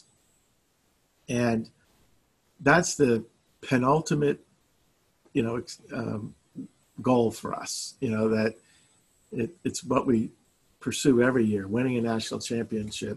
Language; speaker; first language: English; native; English